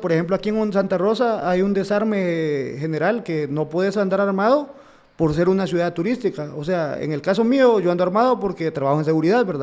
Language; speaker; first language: Spanish; native; Spanish